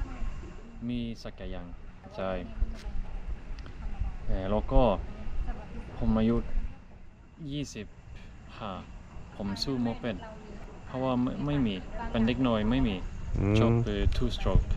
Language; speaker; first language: Thai; non-native, learner; Swedish